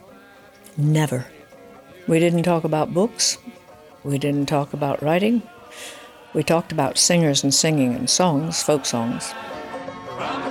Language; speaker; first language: English; native; English